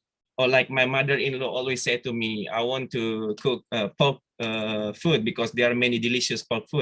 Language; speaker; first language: English; non-native, fluent; Indonesian